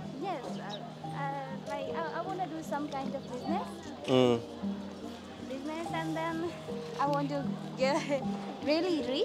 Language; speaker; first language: English; non-native, local second language; Nepali